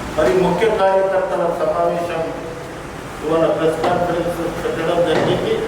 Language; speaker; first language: Telugu; non-native, local second language; Lambadi